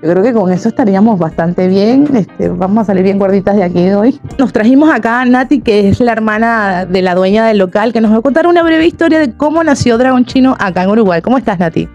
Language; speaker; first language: Spanish; native; Spanish